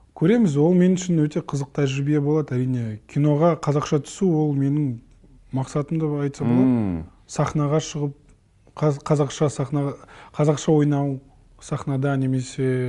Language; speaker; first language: Kazakh; non-native, local second language; Russian